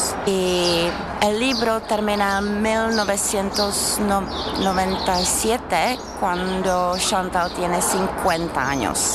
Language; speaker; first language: Spanish; non-native, learner; Czech